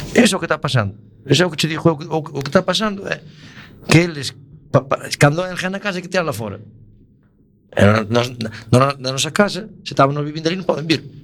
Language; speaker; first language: Galician; native; Galician